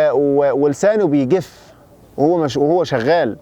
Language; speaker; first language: Arabic; native; Arabic